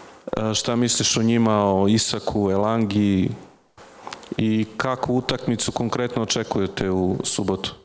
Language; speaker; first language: Serbian; native; Serbian